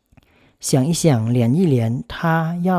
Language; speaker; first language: Chinese; non-native, fluent; Lao